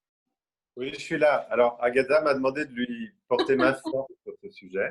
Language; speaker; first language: French; native; French